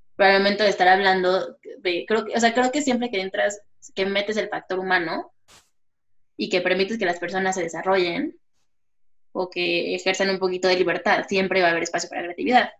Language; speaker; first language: Spanish; native; Spanish